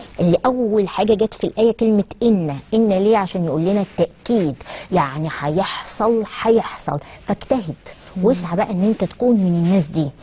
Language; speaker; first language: Egyptian Arabic; native; Egyptian Arabic